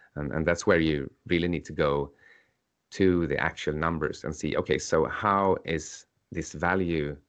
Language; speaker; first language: English; non-native, fluent; Swedish